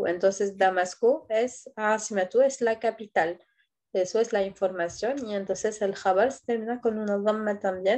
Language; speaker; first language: Spanish; non-native, fluent; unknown